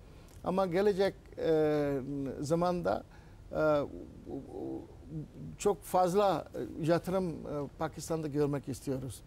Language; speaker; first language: Turkish; non-native, learner; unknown